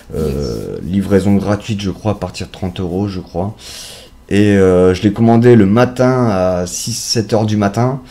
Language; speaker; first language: French; native; French